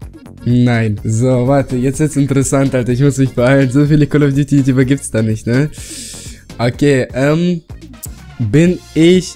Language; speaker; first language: German; native; German